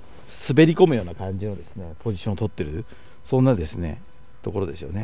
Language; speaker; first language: Japanese; native; Japanese